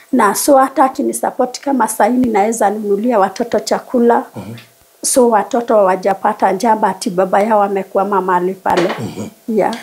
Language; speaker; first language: Swahili; non-native, local second language; Kikuyu